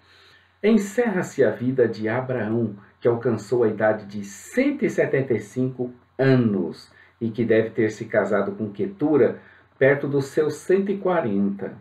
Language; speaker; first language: Portuguese; native; Portuguese